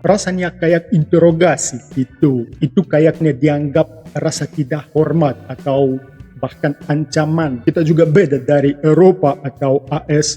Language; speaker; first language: Indonesian; non-native, fluent; Russian